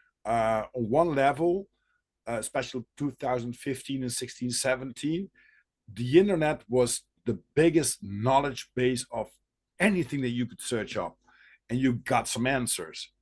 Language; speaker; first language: English; non-native, fluent; Dutch